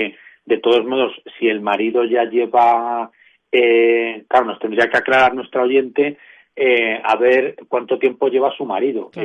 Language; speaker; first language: Spanish; native; Spanish